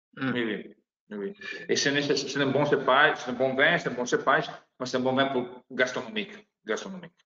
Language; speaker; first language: French; non-native, learner; Italian